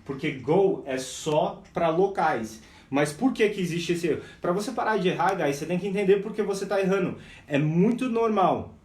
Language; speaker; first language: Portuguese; non-native, fluent; English